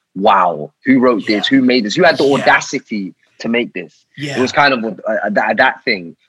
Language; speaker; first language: English; native; English